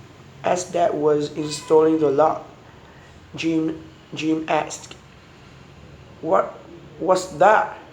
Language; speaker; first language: English; non-native, learner; Vietnamese